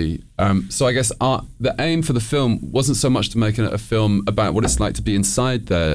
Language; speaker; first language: English; native; English